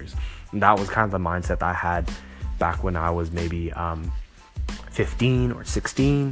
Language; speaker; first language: English; non-native, local second language; Cantonese